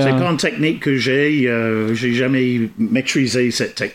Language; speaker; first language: French; non-native, fluent; English